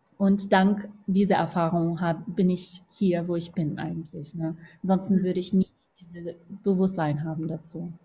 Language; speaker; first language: German; non-native, fluent; Portuguese